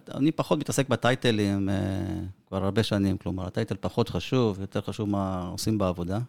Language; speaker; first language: Hebrew; early bilingual, other home language; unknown